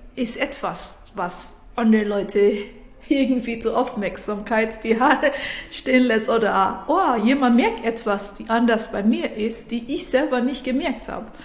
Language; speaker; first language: German; non-native, fluent; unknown